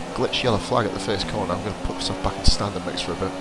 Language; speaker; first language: English; native; English